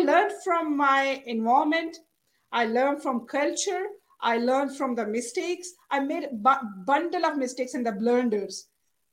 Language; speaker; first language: English; non-native, local second language; Urdu